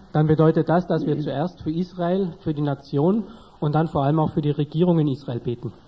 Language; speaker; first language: German; native; German